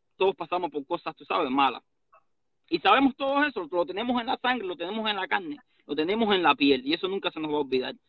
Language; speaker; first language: Spanish; native; Spanish